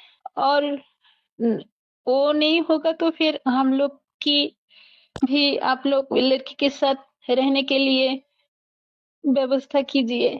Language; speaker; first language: Hindi; non-native, learner; Bangla